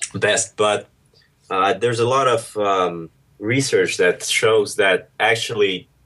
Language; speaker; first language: English; early bilingual, other home language; Russian